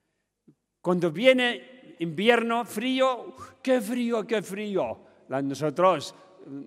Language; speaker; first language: Spanish; non-native, learner; Tibetan